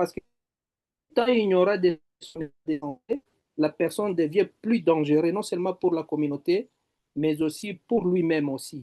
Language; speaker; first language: French; non-native, local second language; Swahili